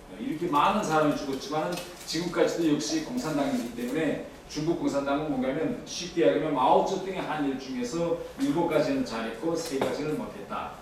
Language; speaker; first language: Korean; native; Korean